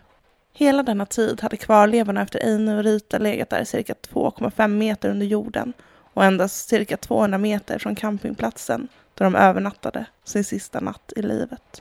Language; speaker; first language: Swedish; native; Swedish